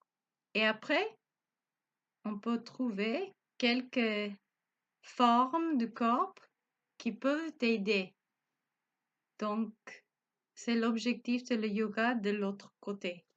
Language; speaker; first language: French; non-native, learner; Spanish